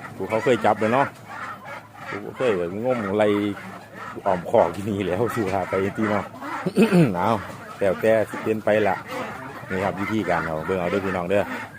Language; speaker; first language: Thai; native; Thai